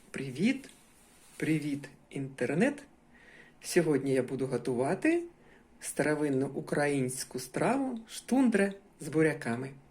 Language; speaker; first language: Ukrainian; non-native, local second language; Russian